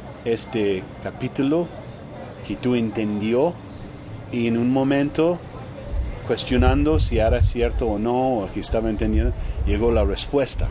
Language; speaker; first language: Spanish; non-native, fluent; Portuguese